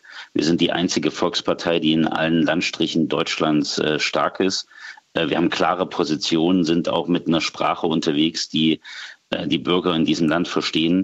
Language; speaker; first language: German; native; German